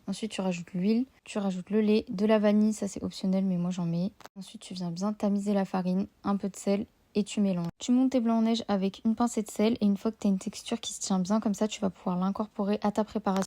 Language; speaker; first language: French; native; French